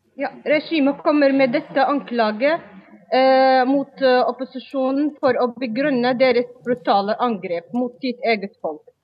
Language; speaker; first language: Norwegian; non-native, fluent; Arabic